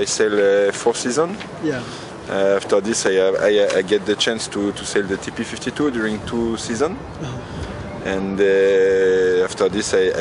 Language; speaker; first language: English; non-native, learner; French